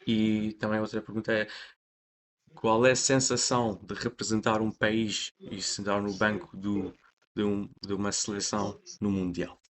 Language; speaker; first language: Portuguese; non-native, fluent; Persian